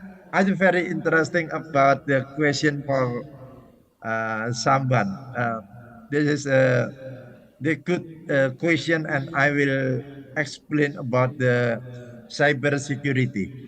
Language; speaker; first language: English; non-native, fluent; Indonesian